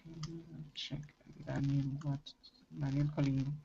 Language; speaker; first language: English; non-native, learner; Spanish